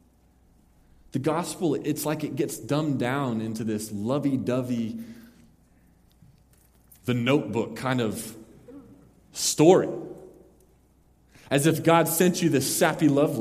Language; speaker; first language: English; native; English